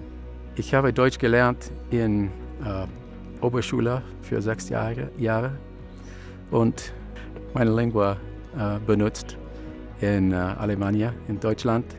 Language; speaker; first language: German; non-native, learner; English